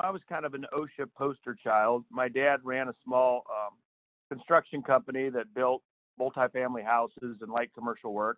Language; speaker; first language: English; native; English